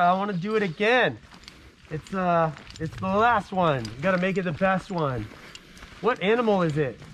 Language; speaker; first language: English; native; English